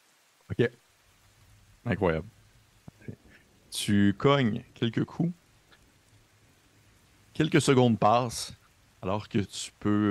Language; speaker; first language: French; native; French